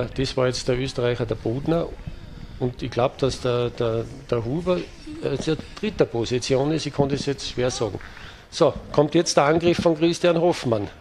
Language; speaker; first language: German; native; German